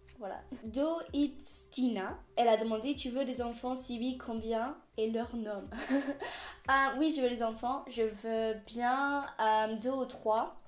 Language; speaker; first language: French; non-native, fluent; English